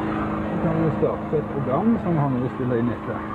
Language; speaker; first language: Norwegian; native; Norwegian